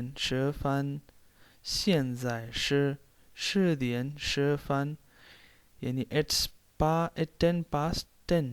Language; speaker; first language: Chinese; non-native, fluent; Urdu